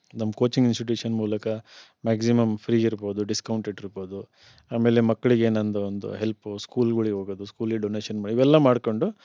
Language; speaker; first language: Kannada; native; Kannada